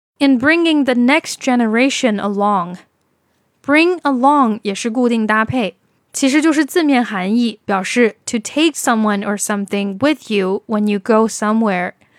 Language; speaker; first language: English; non-native, fluent; Chinese